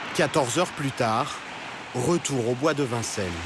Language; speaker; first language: French; native; French